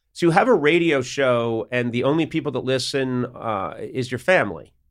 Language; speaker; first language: English; native; English